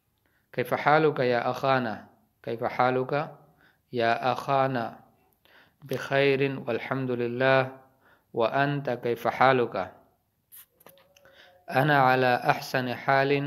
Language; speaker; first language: Arabic; non-native, fluent; Urdu